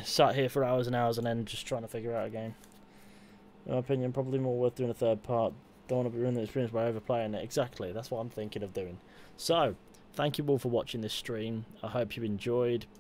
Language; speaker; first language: English; native; English